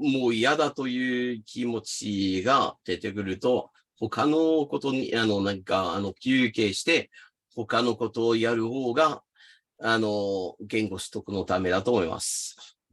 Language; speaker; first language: Japanese; non-native, fluent; English